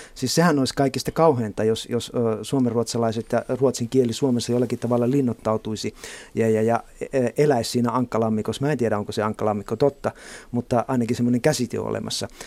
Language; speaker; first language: Finnish; native; Finnish